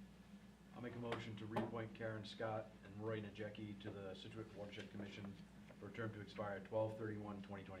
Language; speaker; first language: English; native; English